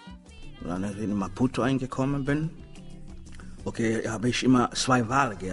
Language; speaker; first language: German; non-native, learner; Swahili